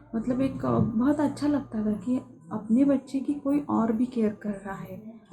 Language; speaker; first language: Hindi; non-native, local second language; Marathi